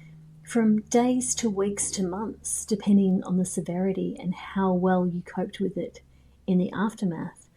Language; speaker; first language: English; native; English